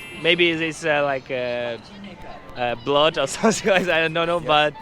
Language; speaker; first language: English; non-native, learner; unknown